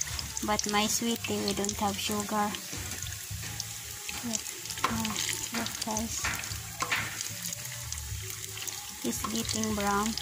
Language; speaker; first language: English; non-native, learner; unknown